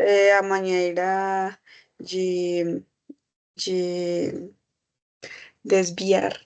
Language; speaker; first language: Portuguese; non-native, learner; Spanish